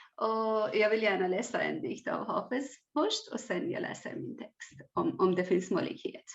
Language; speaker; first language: Swedish; non-native, learner; Persian